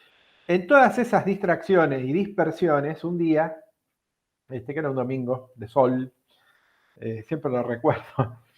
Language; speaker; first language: Spanish; native; Spanish